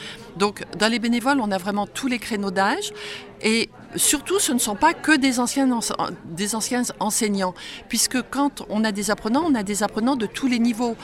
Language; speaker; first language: French; native; French